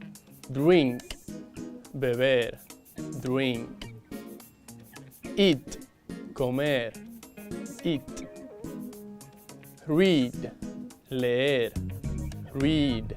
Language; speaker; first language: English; non-native, fluent; Spanish